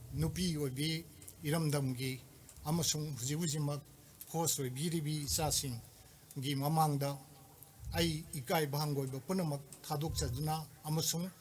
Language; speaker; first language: Manipuri; native; Manipuri